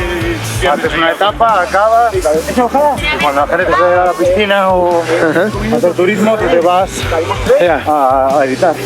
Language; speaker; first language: Spanish; native; Spanish